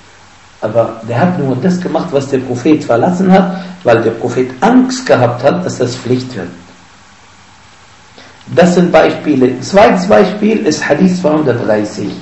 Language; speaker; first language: German; non-native, fluent; Arabic